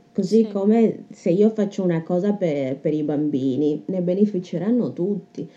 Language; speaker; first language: Italian; native; Italian